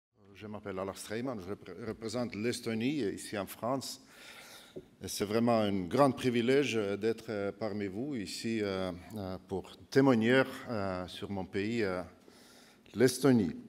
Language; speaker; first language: French; non-native, fluent; Estonian